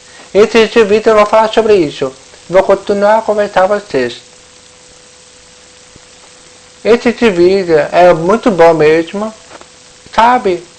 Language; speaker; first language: Portuguese; non-native, local second language; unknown